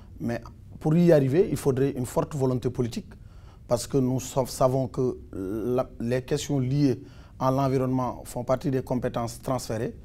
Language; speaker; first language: French; non-native, local second language; Wolof